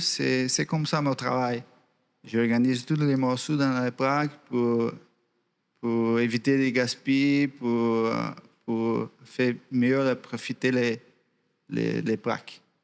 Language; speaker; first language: French; non-native, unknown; Portuguese